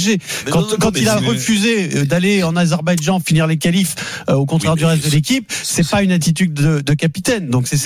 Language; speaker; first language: French; native; French